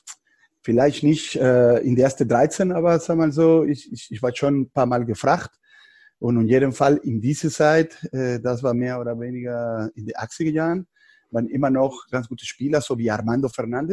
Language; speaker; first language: German; non-native, fluent; Spanish